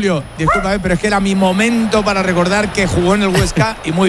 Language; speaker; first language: Spanish; native; Spanish